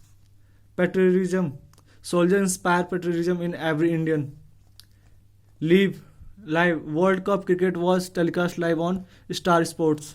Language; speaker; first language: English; non-native, local second language; Hindi